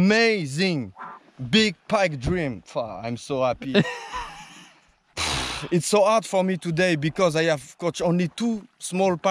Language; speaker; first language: English; non-native, learner; French